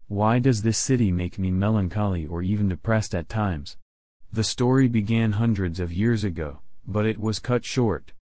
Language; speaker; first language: English; non-native, local second language; Cantonese